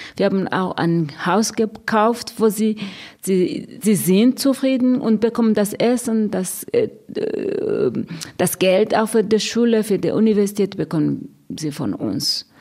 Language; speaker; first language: German; non-native, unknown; Rundi